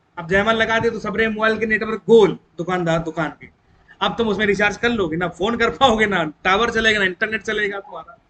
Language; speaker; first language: Hindi; native; Hindi